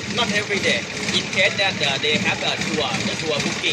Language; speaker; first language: English; non-native, learner; Thai